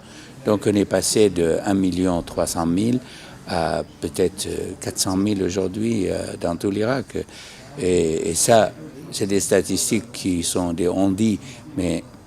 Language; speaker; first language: French; non-native, fluent; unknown